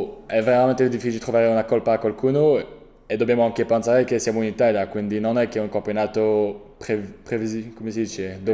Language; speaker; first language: Italian; non-native, fluent; French